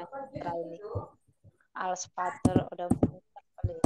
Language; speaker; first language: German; non-native, learner; Indonesian